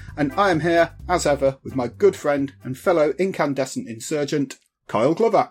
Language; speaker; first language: English; native; English